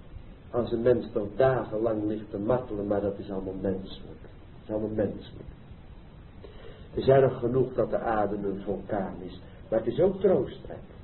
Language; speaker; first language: Dutch; native; Dutch